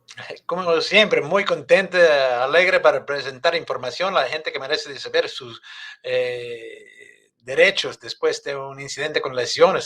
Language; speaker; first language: Spanish; non-native, fluent; English